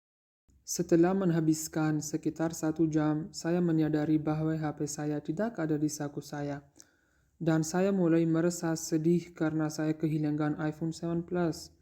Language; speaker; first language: Indonesian; non-native, fluent; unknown